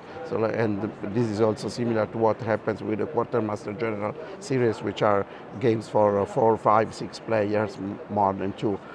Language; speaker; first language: English; non-native, fluent; Italian